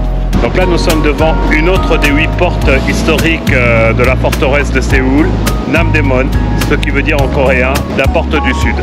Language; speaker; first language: French; native; French